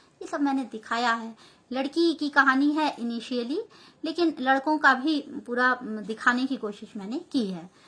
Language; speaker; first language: Hindi; native; Hindi